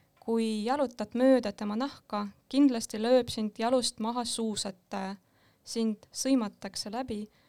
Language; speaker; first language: Estonian; non-native, local second language; Russian